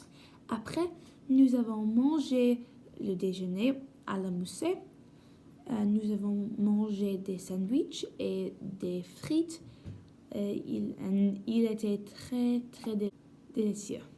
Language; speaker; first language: French; non-native, learner; English